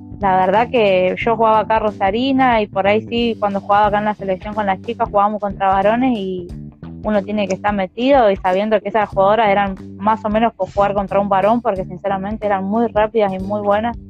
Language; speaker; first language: Spanish; native; Spanish